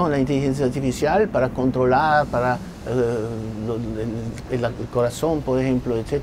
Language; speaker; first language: Spanish; non-native, fluent; German